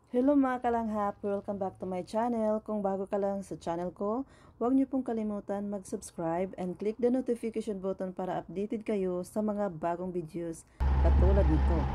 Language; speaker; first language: Filipino; non-native, local second language; Cebuano